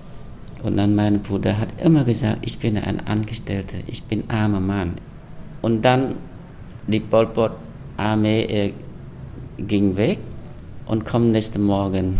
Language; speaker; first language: German; non-native, fluent; Khmer